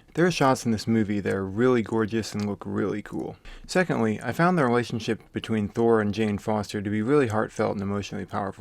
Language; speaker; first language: English; native; English